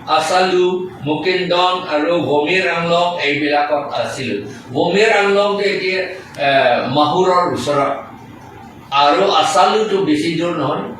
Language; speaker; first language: Assamese; non-native, local second language; Karbi